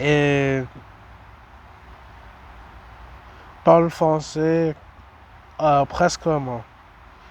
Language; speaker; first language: French; non-native, learner; English